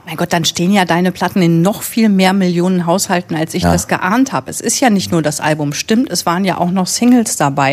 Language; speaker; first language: German; native; German